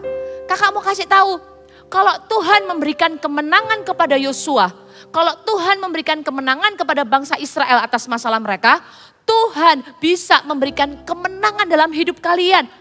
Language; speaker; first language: Indonesian; native; Indonesian